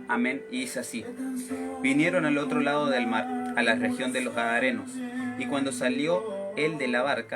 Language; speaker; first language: Spanish; native; Spanish